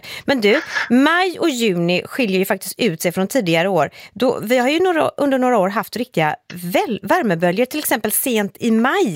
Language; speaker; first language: Swedish; native; Swedish